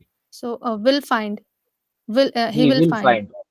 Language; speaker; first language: English; non-native, learner; Urdu